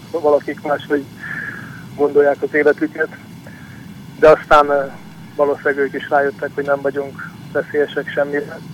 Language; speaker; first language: Hungarian; native; Hungarian